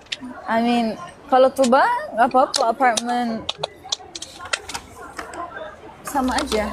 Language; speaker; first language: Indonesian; non-native, learner; Turkish